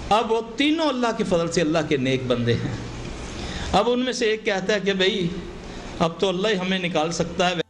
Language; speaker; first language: Urdu; non-native, local second language; Punjabi